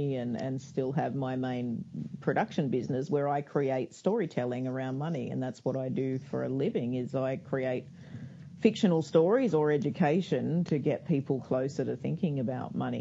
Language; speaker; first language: English; native; English